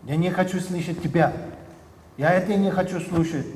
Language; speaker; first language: Russian; non-native, learner; English